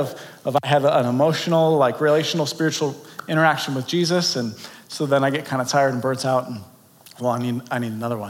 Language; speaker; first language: English; native; English